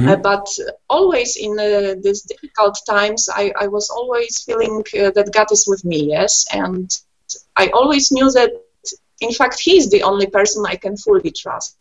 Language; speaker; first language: English; non-native, fluent; Polish